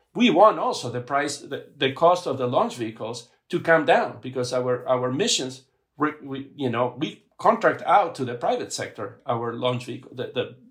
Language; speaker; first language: English; non-native, fluent; Spanish